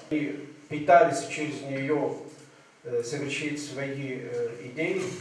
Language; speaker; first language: Russian; non-native, fluent; Arabic